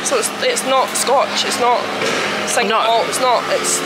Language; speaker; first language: English; native; English